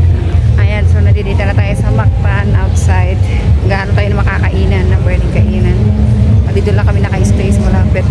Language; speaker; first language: Filipino; native; Filipino